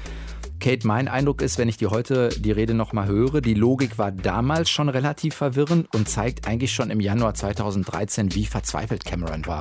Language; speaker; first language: German; native; German